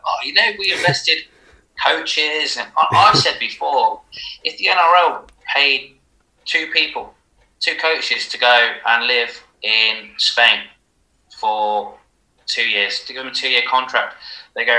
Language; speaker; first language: English; native; English